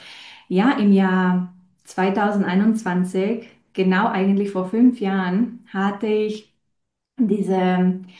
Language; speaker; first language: German; non-native, fluent; Romanian